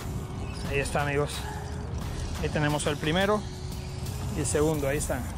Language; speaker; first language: Spanish; native; Spanish